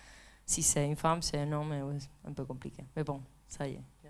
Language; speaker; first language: French; non-native, fluent; Spanish